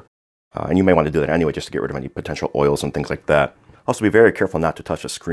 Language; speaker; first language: English; native; English